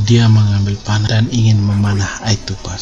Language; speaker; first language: Indonesian; native; Indonesian